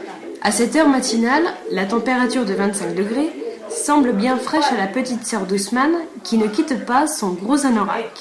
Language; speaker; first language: French; native; French